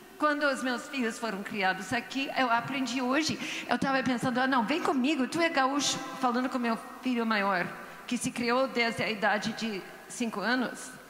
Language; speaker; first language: Portuguese; non-native, fluent; English